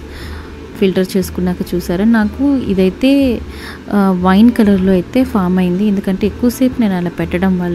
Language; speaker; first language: Telugu; native; Telugu